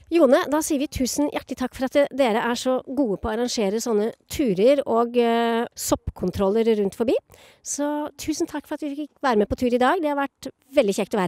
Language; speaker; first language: Norwegian; native; Norwegian